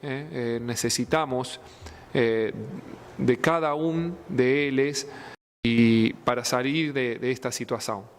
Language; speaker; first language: Spanish; non-native, fluent; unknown